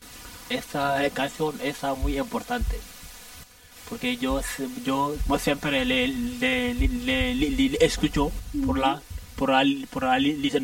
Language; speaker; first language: Spanish; non-native, learner; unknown